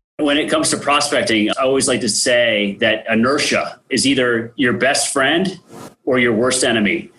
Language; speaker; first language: English; native; English